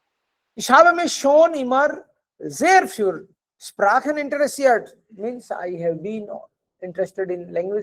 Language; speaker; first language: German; non-native, fluent; Hindi